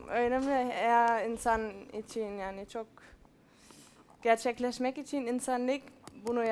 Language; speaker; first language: Turkish; non-native, learner; German